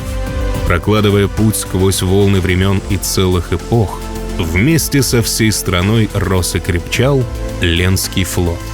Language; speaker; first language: Russian; native; Russian